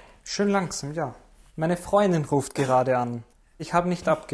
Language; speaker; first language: German; native; German